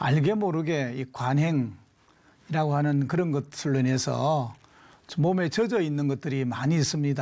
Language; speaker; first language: Korean; native; Korean